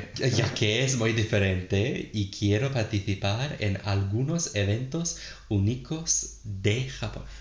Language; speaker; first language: Spanish; non-native, learner; English